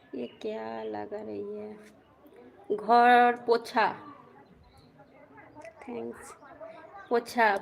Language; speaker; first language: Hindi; non-native, local second language; Bangla